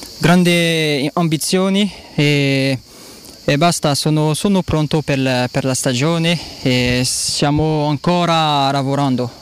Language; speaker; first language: Italian; non-native, learner; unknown